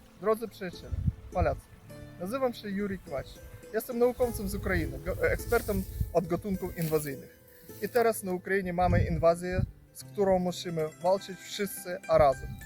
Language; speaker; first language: Polish; non-native, fluent; Ukrainian